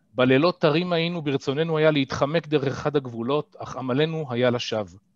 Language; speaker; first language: Hebrew; native; Hebrew